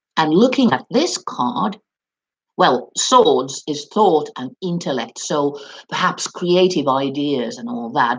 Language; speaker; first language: English; non-native, fluent; Finnish